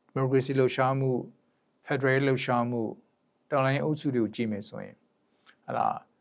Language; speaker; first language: Burmese; native; Burmese